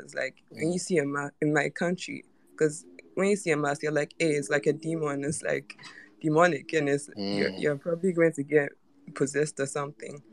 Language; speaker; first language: English; non-native, local second language; Akan